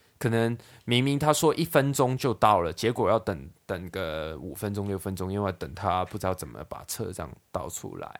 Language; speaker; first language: Chinese; non-native, local second language; Cantonese